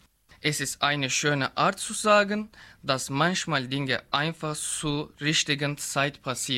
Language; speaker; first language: German; non-native, learner; Turkish